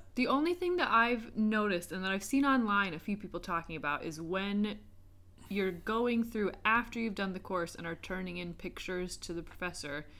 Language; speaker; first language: English; native; English